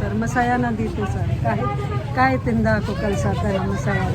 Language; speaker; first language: Filipino; non-native, learner; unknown